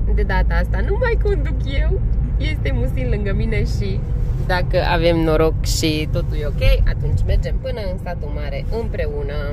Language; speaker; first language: Romanian; non-native, local second language; Hungarian